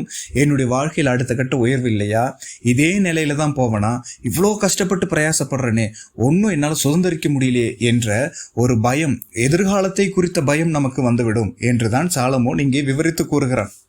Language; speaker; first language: Tamil; native; Tamil